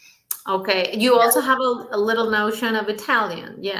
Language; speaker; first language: English; non-native, fluent; Spanish